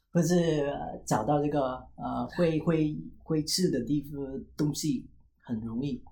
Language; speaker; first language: Chinese; non-native, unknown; Vietnamese